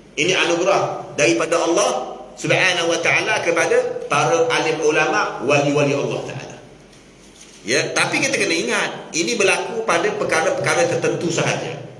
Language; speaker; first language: Malay; native; Malay